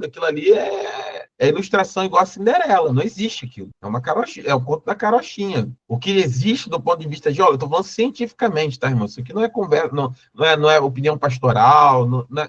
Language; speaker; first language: Portuguese; native; Portuguese